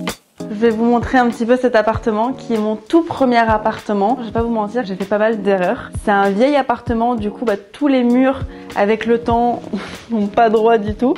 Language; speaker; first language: French; native; French